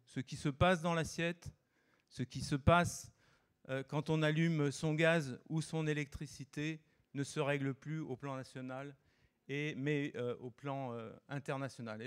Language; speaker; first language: French; native; French